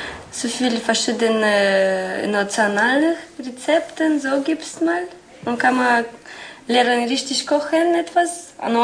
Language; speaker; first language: German; non-native, learner; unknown